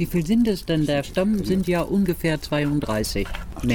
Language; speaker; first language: German; native; German